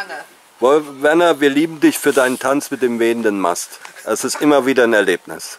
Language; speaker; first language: German; native; German